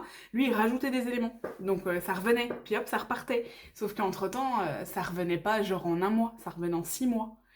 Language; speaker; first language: French; native; French